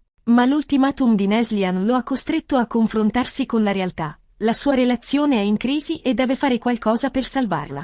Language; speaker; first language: Italian; native; Italian